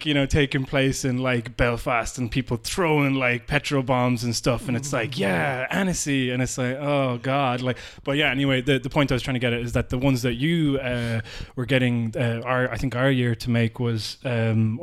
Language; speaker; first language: English; native; English